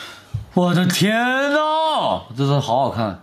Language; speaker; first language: Chinese; native; Chinese